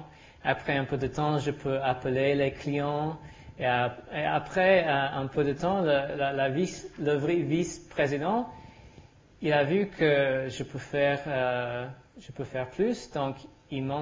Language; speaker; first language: French; non-native, learner; English